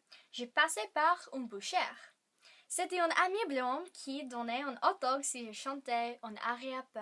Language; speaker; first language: French; non-native, learner; English